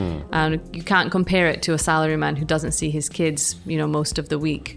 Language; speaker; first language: English; native; English